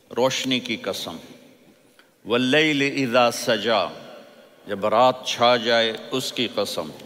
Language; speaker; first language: Urdu; non-native, local second language; Punjabi